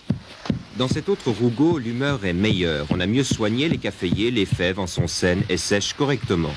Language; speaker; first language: French; native; French